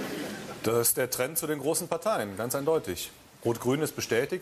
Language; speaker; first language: German; native; German